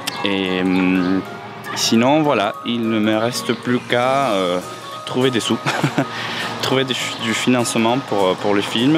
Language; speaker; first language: French; non-native, fluent; Spanish